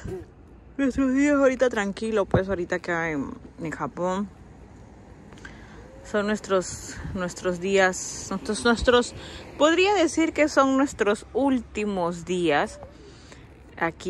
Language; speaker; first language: Spanish; native; Spanish